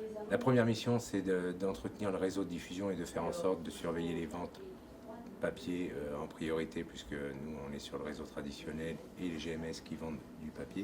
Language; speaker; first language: French; native; French